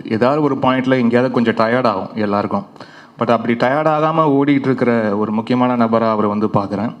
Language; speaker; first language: Tamil; native; Tamil